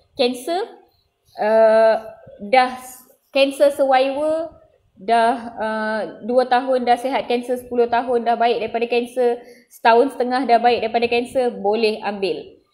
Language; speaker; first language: Malay; non-native, local second language; Tamil